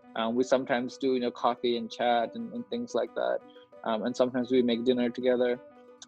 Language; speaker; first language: English; non-native, local second language; Nepali